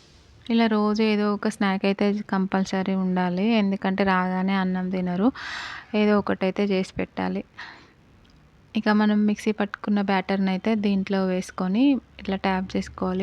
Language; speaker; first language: Telugu; native; Telugu